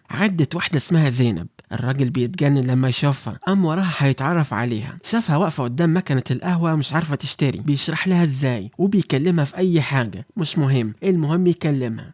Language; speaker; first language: Arabic; native; Arabic